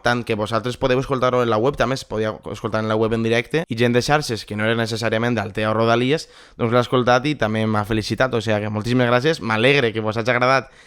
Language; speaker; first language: Catalan; native; Catalan